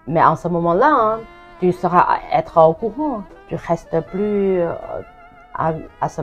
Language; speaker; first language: French; non-native, fluent; Chinese